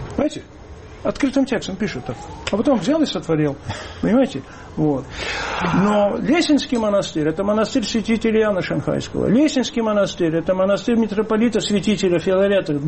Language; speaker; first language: Russian; early bilingual, heritage; Russian